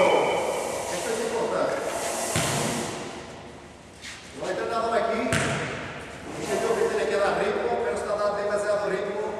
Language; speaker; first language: Spanish; non-native, learner; Portuguese